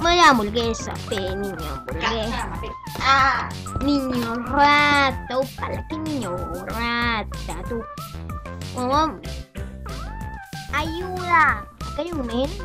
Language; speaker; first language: Spanish; native; Spanish